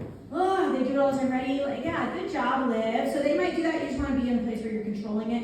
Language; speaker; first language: English; native; English